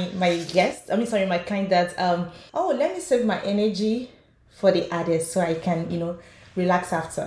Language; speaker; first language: English; non-native, local second language; Yoruba